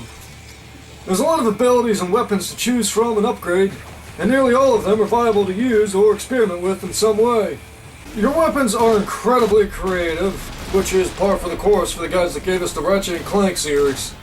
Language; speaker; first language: English; native; English